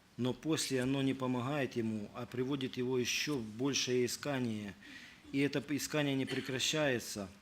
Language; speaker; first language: Russian; native; Russian